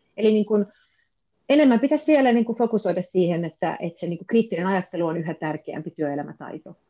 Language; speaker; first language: Finnish; native; Finnish